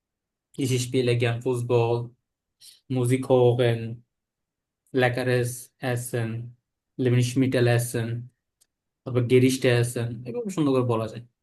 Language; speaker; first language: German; non-native, learner; Bangla